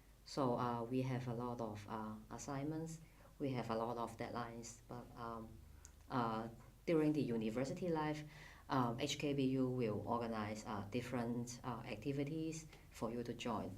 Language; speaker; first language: English; non-native, fluent; Cantonese